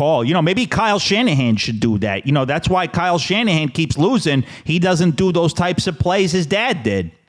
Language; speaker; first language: English; native; English